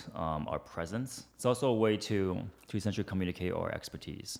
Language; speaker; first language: English; early bilingual, other home language; Chinese